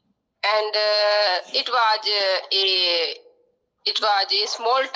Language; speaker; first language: English; non-native, learner; Hindi